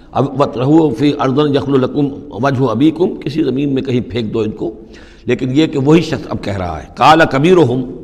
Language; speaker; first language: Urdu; non-native, local second language; Punjabi